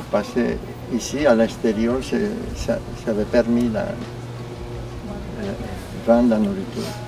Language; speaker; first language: French; non-native, learner; Spanish